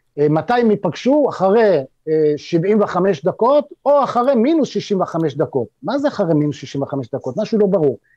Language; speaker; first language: Hebrew; native; Hebrew